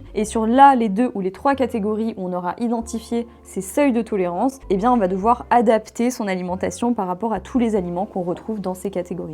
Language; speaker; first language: French; native; French